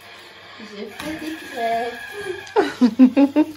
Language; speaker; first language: French; native; French